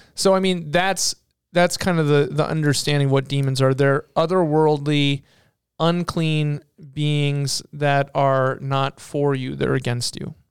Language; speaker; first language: English; native; English